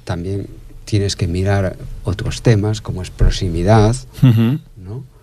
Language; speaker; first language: Spanish; native; Spanish